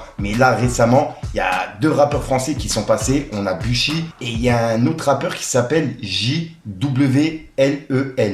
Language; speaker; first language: French; native; French